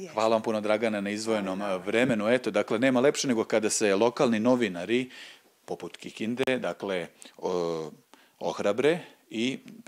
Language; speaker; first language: Serbian; native; Serbian